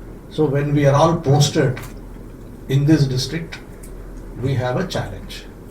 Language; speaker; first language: English; non-native, local second language; Telugu